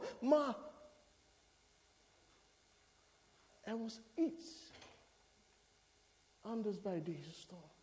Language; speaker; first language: Dutch; non-native, fluent; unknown